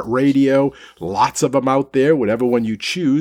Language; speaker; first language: English; native; English